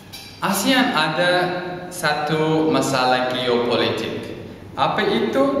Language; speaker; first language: Indonesian; non-native, learner; English